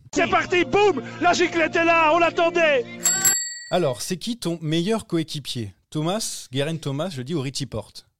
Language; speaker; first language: French; native; French